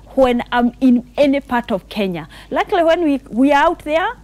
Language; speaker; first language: English; non-native, local second language; Kikuyu